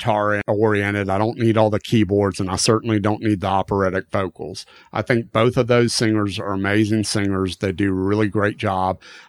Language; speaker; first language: English; native; English